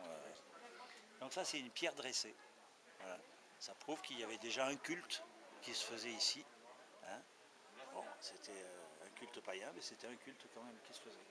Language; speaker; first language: French; native; French